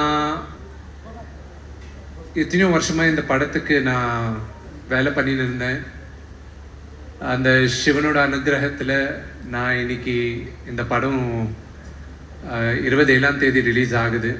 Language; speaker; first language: Tamil; non-native, local second language; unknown